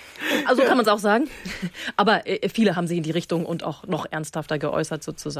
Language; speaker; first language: German; native; German